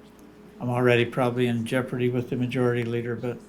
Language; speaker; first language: English; native; English